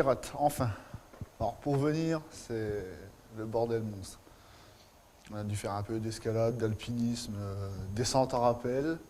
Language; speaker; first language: French; native; French